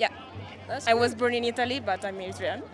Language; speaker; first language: English; non-native, fluent; Italian